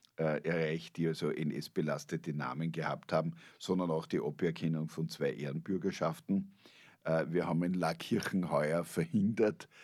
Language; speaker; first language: German; native; German